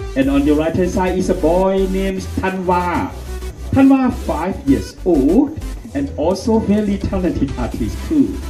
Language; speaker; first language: English; non-native, fluent; Thai